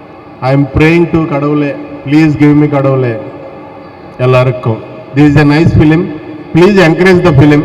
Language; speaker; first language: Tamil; non-native, learner; Telugu